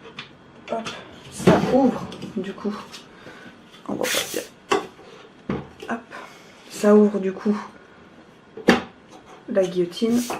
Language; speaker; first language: French; native; French